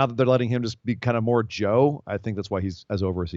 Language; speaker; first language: English; native; English